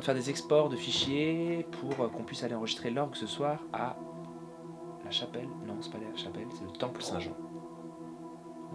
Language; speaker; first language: French; native; French